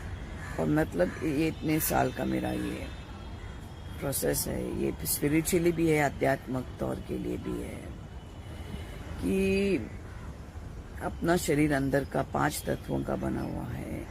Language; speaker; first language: Hindi; native; Hindi